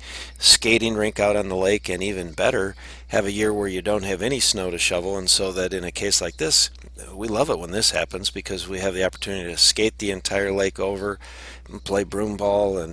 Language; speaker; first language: English; native; English